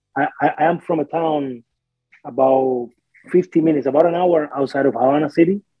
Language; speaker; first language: English; non-native, fluent; Spanish